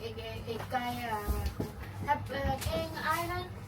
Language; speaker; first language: Dutch; non-native, learner; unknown